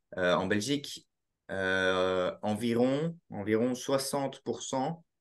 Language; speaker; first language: French; native; French